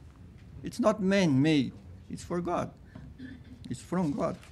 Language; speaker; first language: English; non-native, fluent; Portuguese